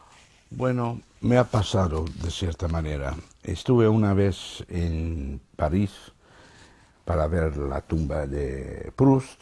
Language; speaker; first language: Spanish; non-native, fluent; Dutch